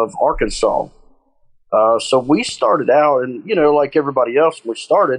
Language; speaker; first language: English; native; English